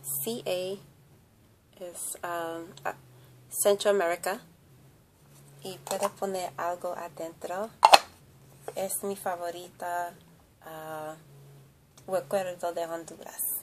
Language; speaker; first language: Spanish; early bilingual, heritage; English